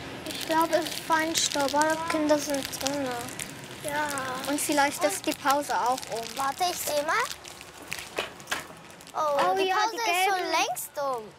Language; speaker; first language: German; early bilingual, other home language; Korean